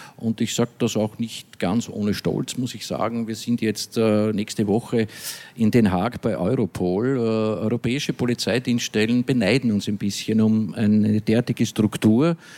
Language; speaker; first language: German; native; German